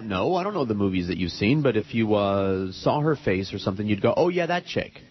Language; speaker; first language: English; native; English